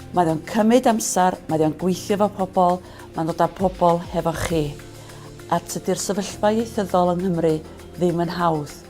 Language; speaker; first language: Welsh; native; Welsh